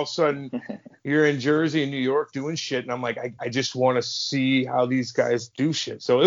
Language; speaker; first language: English; native; English